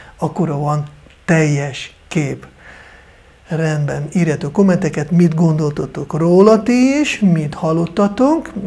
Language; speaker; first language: Hungarian; non-native, fluent; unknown